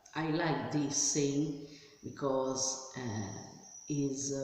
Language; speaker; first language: English; non-native, fluent; Italian